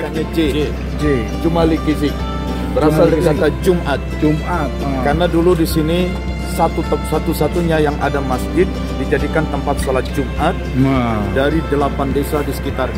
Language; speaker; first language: Indonesian; native; Indonesian